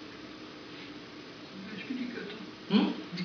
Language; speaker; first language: German; native; German